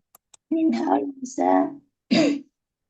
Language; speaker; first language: Chinese; non-native, learner; Indonesian